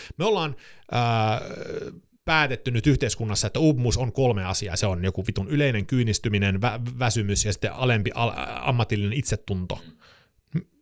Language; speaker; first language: Finnish; early bilingual, heritage; Finnish